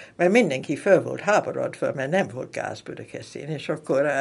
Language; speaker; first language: Hungarian; non-native, fluent; English